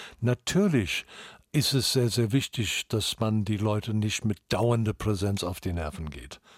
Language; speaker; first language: German; non-native, fluent; English